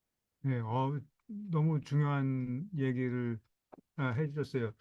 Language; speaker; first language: Korean; native; Korean